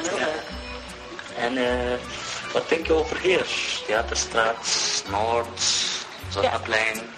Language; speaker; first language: Dutch; non-native, learner; Turkish